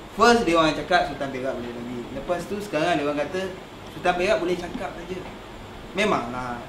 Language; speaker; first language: Malay; non-native, local second language; Tamil